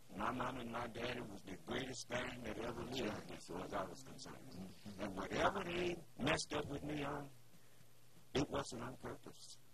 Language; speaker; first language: English; native; English